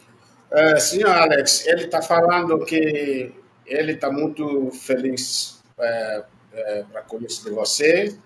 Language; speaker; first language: Portuguese; non-native, learner; Igbo